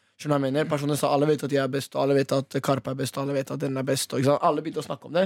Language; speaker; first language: Norwegian; early bilingual, other home language; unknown